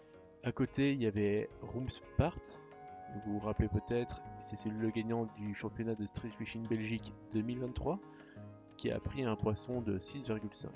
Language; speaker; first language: French; native; French